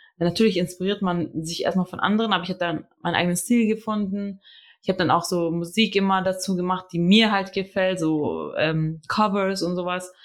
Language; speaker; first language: German; early bilingual, other home language; Albanian